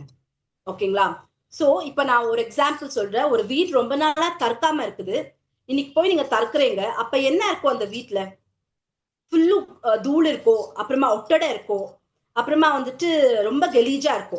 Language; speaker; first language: Tamil; native; Tamil